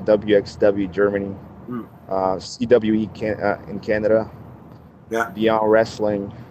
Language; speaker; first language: English; early bilingual, other home language; Spanish